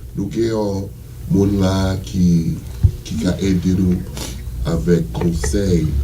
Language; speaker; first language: French; non-native, local second language; Haitian Creole